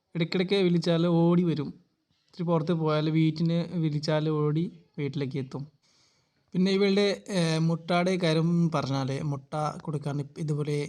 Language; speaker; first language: Malayalam; non-native, fluent; Bangla